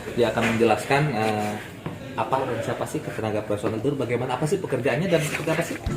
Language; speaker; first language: Indonesian; native; Indonesian